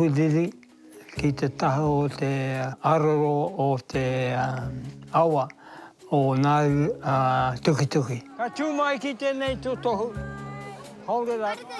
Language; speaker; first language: Māori; non-native, local second language; English